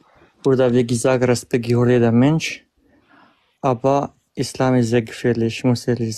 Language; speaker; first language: German; non-native, learner; Kurdish